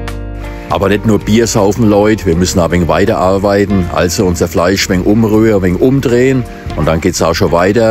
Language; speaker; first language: German; native; German